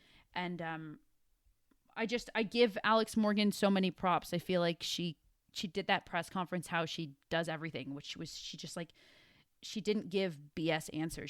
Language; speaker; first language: English; native; English